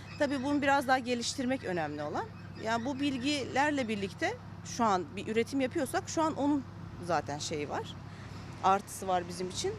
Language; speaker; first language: Turkish; native; Turkish